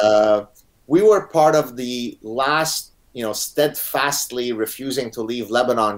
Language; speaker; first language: English; non-native, fluent; Arabic